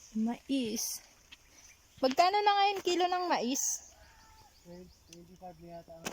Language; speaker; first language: Filipino; non-native, local second language; Cebuano